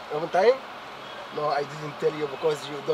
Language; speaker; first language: English; non-native, learner; Arabic